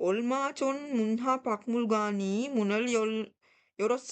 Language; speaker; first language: Korean; non-native, fluent; Sinhala